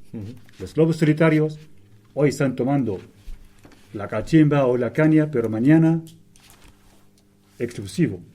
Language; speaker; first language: Spanish; non-native, fluent; Arabic